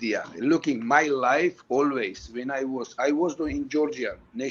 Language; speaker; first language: English; non-native, learner; Georgian